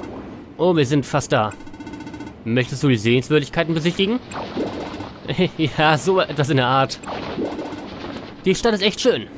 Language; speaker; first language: German; native; German